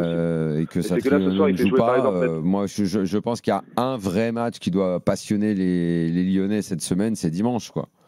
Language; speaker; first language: French; native; French